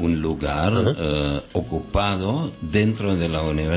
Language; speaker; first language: Spanish; non-native, fluent; German